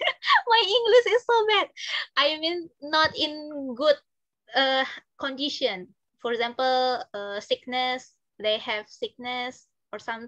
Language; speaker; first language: English; non-native, fluent; Indonesian